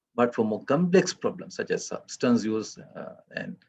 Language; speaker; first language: English; non-native, local second language; Sinhala